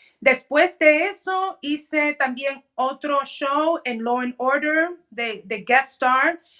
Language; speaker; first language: Spanish; early bilingual, heritage; Spanish